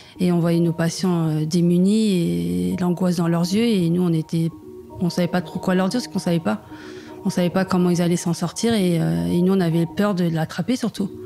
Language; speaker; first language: French; native; French